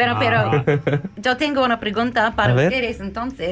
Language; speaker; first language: Spanish; non-native, learner; English